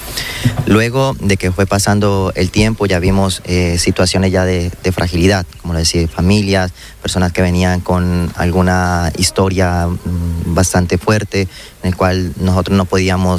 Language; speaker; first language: Spanish; native; Spanish